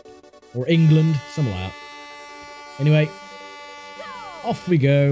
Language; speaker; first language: English; native; English